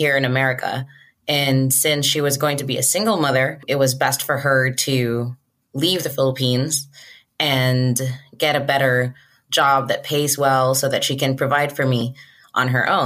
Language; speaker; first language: English; non-native, local second language; Hiligaynon